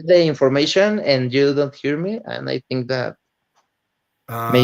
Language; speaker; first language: English; non-native, learner; Spanish